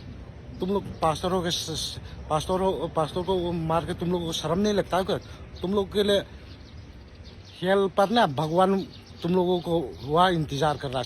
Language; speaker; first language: Hindi; non-native, local second language; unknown